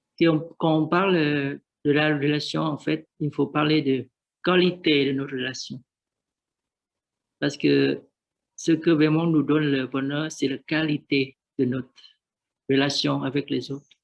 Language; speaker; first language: French; non-native, learner; Vietnamese